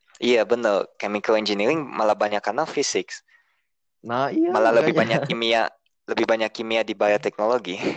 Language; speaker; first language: Indonesian; early bilingual, heritage; Indonesian